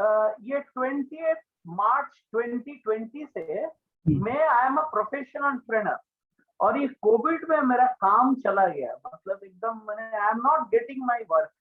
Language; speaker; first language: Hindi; non-native, local second language; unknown